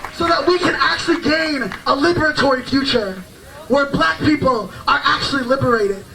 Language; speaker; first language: English; early bilingual, other home language; Yoruba